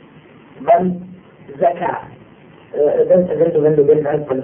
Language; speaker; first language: German; non-native, fluent; Arabic